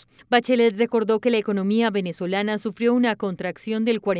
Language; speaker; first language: Spanish; native; Spanish